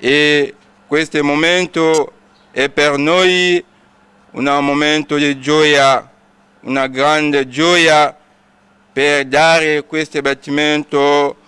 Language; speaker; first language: Italian; non-native, learner; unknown